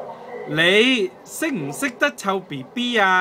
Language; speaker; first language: Cantonese; native; Cantonese